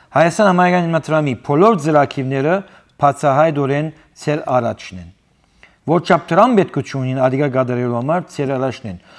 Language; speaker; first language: Armenian; native; Armenian